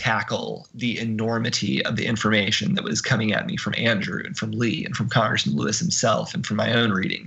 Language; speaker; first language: English; native; English